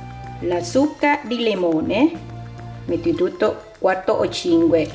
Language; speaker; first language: Italian; non-native, learner; Thai